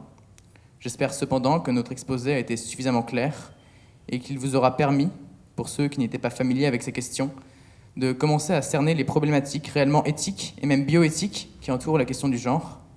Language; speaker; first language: French; native; French